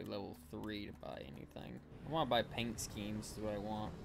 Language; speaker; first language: English; native; English